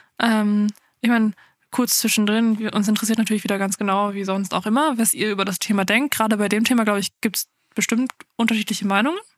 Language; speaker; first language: German; early bilingual, other home language; Afrikaans